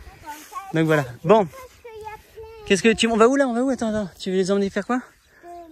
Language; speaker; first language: French; native; French